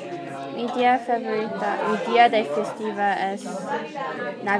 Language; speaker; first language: Spanish; non-native, learner; English